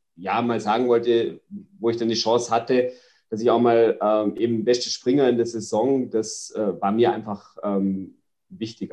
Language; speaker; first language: German; native; German